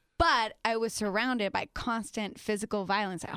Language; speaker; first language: English; non-native, fluent; Spanish